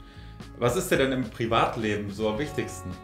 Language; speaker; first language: German; native; German